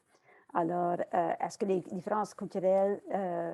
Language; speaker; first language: French; native; French